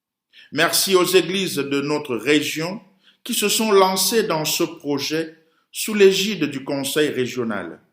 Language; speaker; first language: French; native; French